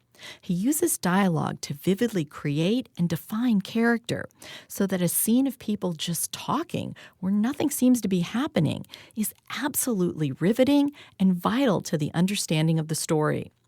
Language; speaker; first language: English; native; English